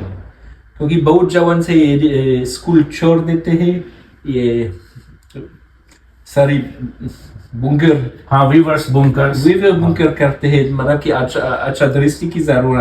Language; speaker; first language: Hindi; non-native, learner; French